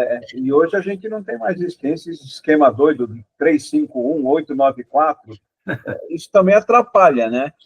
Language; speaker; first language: Portuguese; native; Portuguese